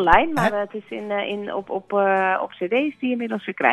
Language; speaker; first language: Dutch; native; Dutch